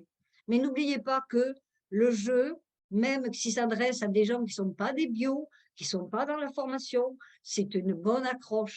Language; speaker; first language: French; native; French